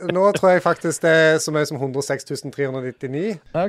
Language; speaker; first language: Norwegian; native; Norwegian